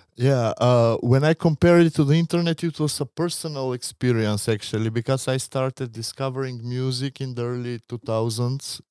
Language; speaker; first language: English; non-native, fluent; Macedonian